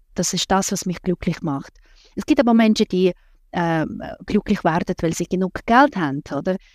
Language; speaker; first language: German; non-native, fluent; Russian